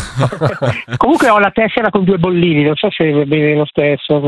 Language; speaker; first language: Italian; native; Italian